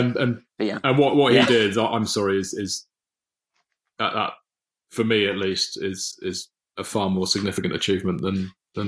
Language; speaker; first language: English; native; English